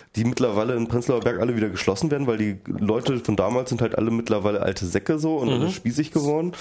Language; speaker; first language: German; native; German